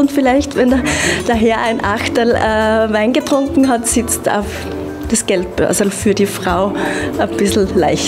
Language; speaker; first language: German; native; German